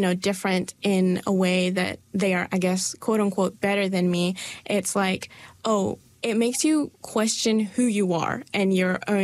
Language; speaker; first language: English; non-native, local second language; Malay